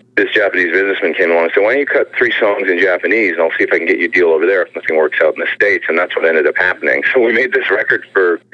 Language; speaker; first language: English; native; English